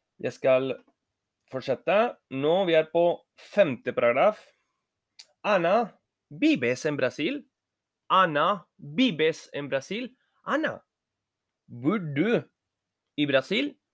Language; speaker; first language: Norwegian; non-native, learner; Spanish